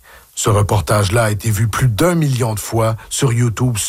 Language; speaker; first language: French; native; French